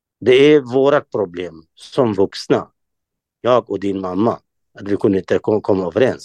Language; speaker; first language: Swedish; non-native, fluent; Kurdish